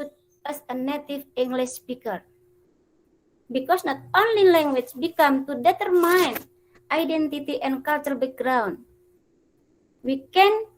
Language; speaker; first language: English; non-native, fluent; Indonesian